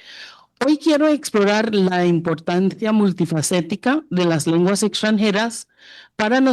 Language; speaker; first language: Spanish; non-native, fluent; English